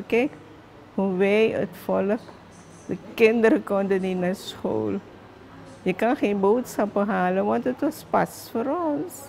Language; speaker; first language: Dutch; non-native, local second language; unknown